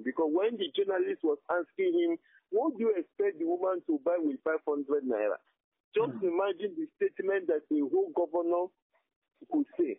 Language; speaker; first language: English; non-native, local second language; Igbo